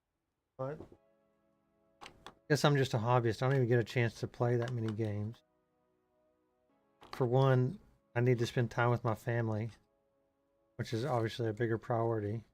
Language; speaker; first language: English; native; English